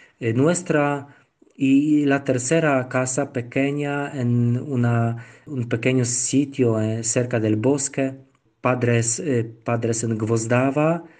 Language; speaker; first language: Spanish; non-native, learner; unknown